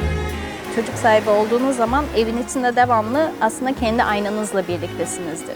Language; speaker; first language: Turkish; native; Turkish